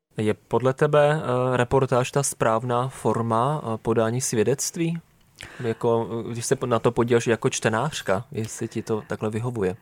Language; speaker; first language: Czech; native; Czech